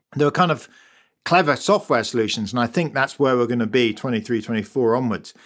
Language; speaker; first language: English; native; English